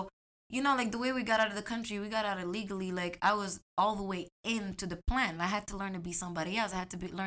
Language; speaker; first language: English; non-native, fluent; Arabic